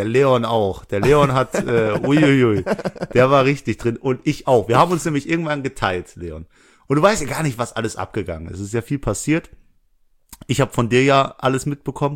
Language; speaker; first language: German; native; German